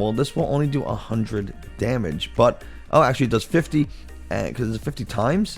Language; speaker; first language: English; native; English